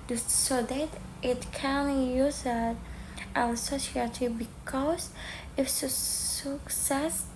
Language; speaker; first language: English; non-native, learner; Indonesian